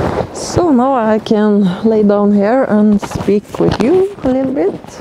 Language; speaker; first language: English; non-native, learner; Norwegian